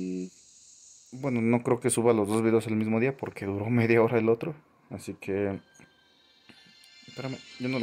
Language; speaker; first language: Spanish; native; Spanish